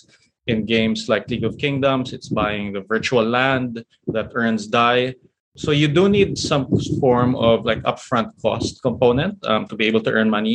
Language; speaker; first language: English; non-native, local second language; Filipino